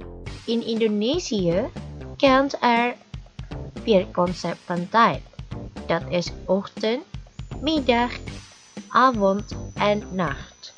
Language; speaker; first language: Dutch; non-native, fluent; Indonesian